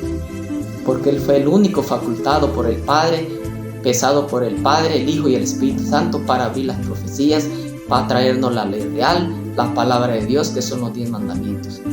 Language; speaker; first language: Spanish; native; Spanish